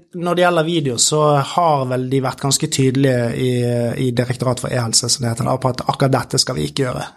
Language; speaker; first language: Norwegian; native; Norwegian